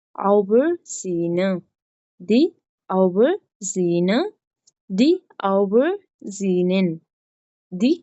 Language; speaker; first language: German; non-native, learner; Nepali